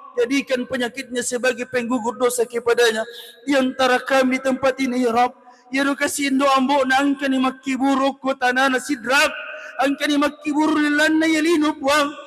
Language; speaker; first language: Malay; non-native, local second language; Buginese